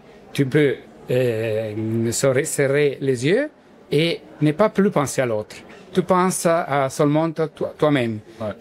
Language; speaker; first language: French; non-native, learner; Italian